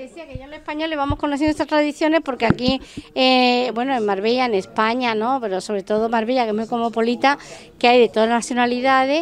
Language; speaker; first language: Spanish; native; Spanish